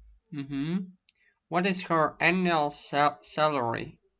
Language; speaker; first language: English; non-native, fluent; Russian